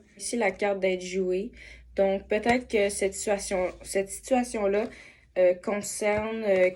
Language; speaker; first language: French; native; French